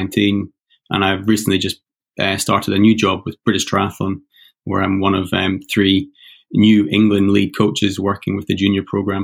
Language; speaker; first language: English; native; English